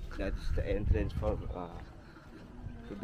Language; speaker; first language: English; non-native, learner; Indonesian